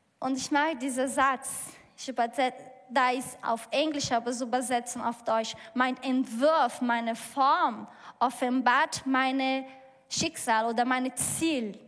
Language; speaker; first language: German; non-native, learner; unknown